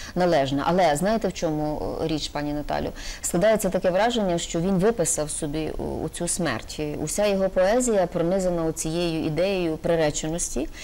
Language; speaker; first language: Ukrainian; native; Ukrainian